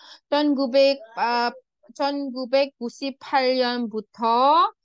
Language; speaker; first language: Korean; non-native, fluent; Indonesian